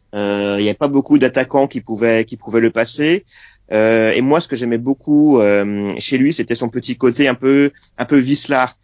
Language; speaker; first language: French; native; French